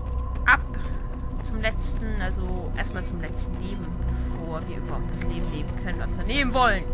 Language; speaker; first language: German; native; German